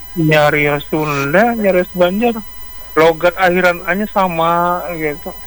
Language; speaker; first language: Malay; non-native, local second language; Sundanese